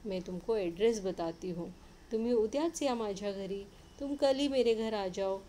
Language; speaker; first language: Hindi; non-native, local second language; Marathi